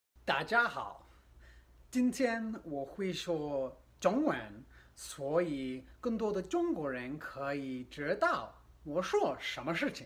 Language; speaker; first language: Chinese; non-native, fluent; English